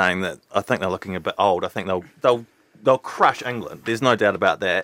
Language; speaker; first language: English; native; English